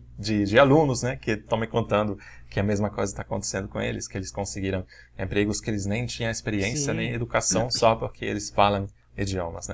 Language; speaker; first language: Portuguese; non-native, fluent; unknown